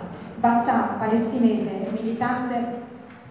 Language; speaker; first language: Italian; native; Italian